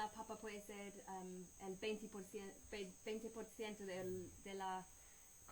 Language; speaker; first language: Spanish; non-native, fluent; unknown